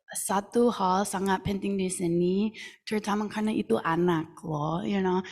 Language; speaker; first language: Indonesian; non-native, fluent; English